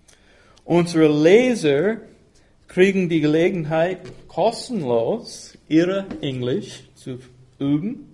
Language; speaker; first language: German; non-native, fluent; English